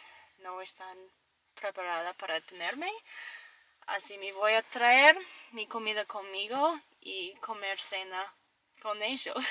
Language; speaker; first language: Spanish; non-native, learner; English